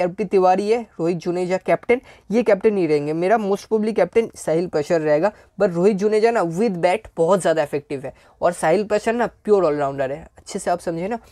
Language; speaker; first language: Hindi; native; Hindi